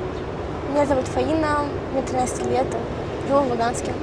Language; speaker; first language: Russian; native; Russian